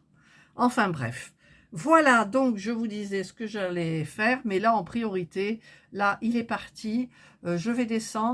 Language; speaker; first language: French; native; French